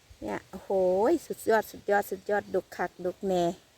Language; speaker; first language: Thai; native; Thai